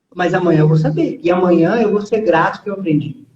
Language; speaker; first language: Portuguese; early bilingual, heritage; Portuguese